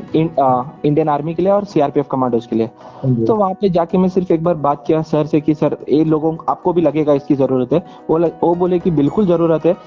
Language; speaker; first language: Hindi; non-native, local second language; Kannada